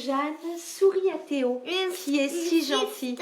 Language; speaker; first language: French; native; French